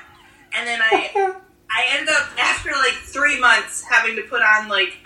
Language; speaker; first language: English; native; English